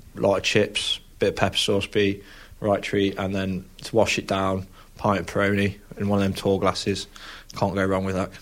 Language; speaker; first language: English; native; English